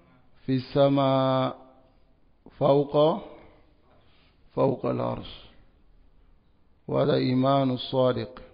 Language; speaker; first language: Arabic; non-native, fluent; Dyula